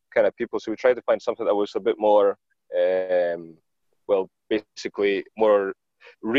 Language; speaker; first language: English; non-native, fluent; Greek